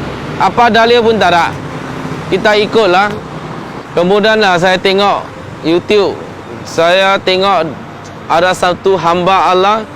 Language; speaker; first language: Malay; non-native, local second language; Chinese